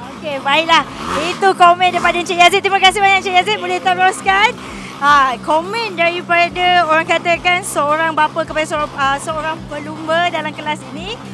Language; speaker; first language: Malay; native; Malay